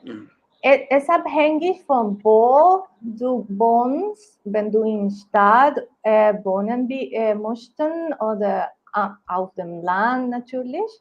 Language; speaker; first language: German; non-native, learner; Spanish